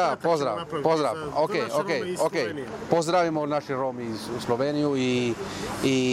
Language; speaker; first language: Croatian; non-native, local second language; Romany